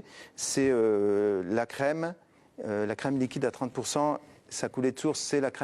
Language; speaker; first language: French; native; French